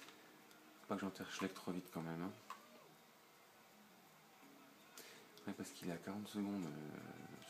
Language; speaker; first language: French; native; French